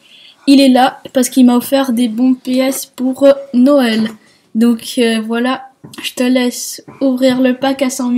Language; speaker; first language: French; native; French